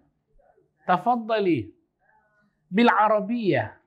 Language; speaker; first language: Arabic; non-native, fluent; Malay